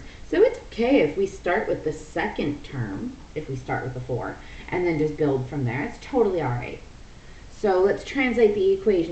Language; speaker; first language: English; native; English